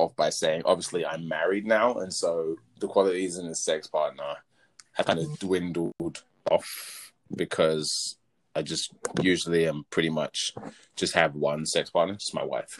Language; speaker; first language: English; native; English